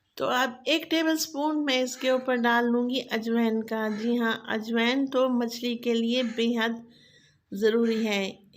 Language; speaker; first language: Urdu; non-native, local second language; Saraiki